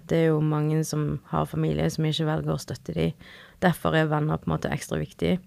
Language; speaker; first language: Norwegian; early bilingual, other home language; Spanish